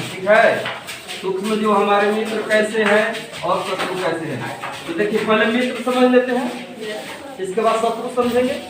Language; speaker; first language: Hindi; native; Hindi